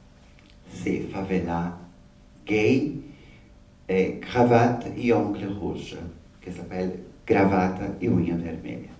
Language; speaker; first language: French; non-native, learner; Portuguese